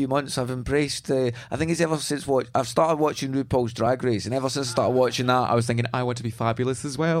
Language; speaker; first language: English; native; English